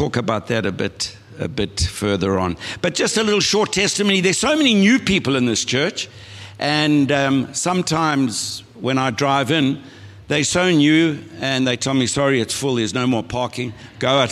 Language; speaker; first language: English; native; English